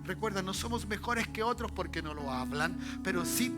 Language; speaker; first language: Spanish; native; Spanish